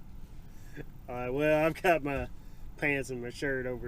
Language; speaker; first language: English; native; English